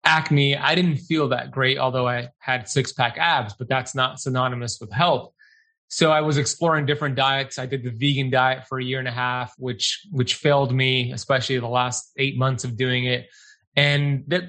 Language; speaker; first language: English; native; English